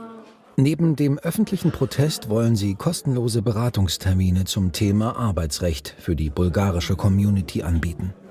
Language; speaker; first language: German; native; German